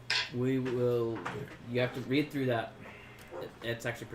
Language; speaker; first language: English; native; English